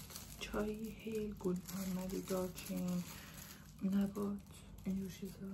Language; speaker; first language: Persian; native; Persian